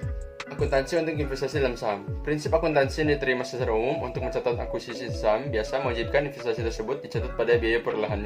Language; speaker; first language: Indonesian; native; Indonesian